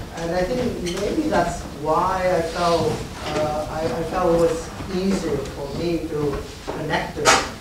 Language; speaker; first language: English; early bilingual, other home language; Vietnamese